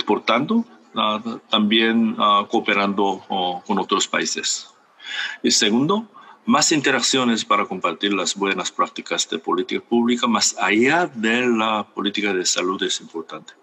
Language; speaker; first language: Spanish; non-native, fluent; Korean